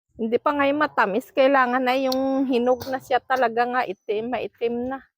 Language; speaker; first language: Filipino; non-native, local second language; Cebuano